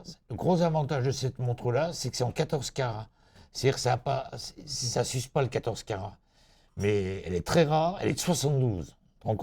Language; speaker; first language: French; native; French